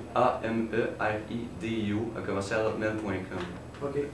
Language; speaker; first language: French; native; French